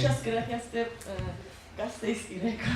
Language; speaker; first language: Spanish; non-native, learner; Persian